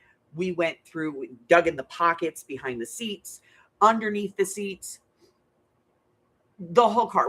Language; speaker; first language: English; native; English